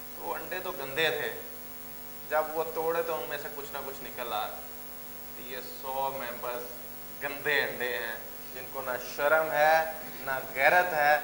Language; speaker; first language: Urdu; non-native, local second language; Punjabi